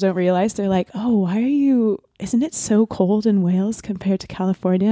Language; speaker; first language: English; native; English